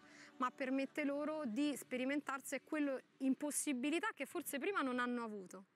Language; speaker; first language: Italian; native; Italian